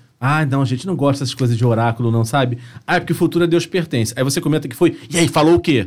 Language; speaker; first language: Portuguese; native; Portuguese